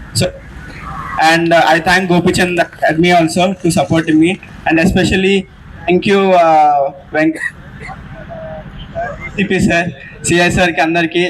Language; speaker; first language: English; non-native, local second language; Telugu